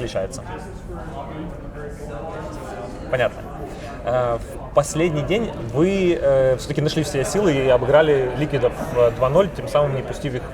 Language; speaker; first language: Russian; native; Russian